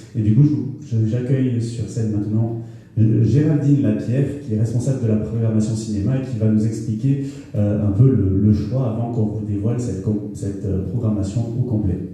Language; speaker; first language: French; native; French